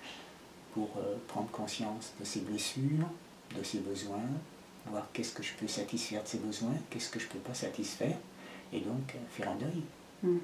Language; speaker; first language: French; native; French